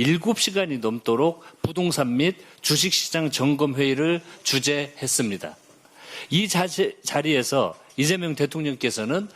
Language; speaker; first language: Korean; native; Korean